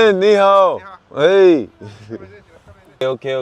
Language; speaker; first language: Chinese; non-native, learner; English